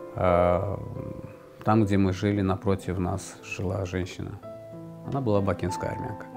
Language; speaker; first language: Russian; non-native, local second language; Azerbaijani